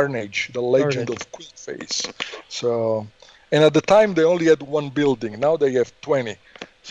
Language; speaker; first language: English; non-native, fluent; Italian